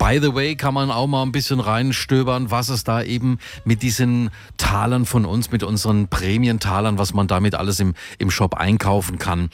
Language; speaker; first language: German; native; German